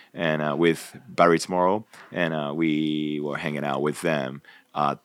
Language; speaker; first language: English; non-native, fluent; Japanese